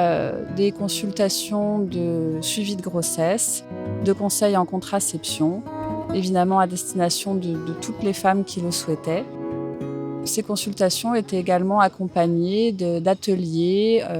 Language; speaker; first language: French; native; French